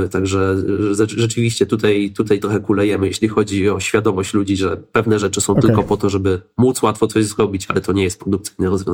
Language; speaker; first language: Polish; native; Polish